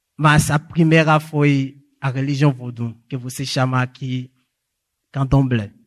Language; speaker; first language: Portuguese; non-native, fluent; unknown